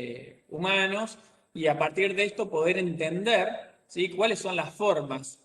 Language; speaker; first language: Spanish; native; Spanish